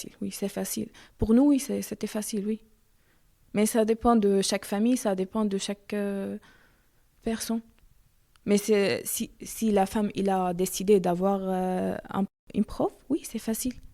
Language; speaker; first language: French; non-native, learner; Arabic